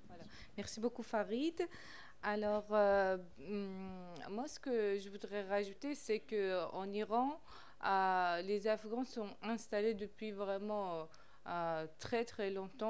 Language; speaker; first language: French; non-native, fluent; Persian